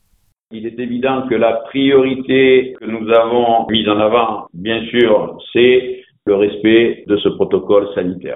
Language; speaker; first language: French; native; French